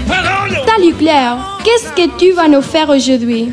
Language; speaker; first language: French; non-native, learner; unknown